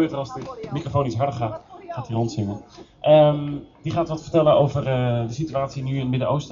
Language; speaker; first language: Dutch; native; Dutch